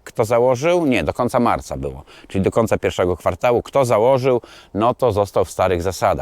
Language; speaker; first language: Polish; native; Polish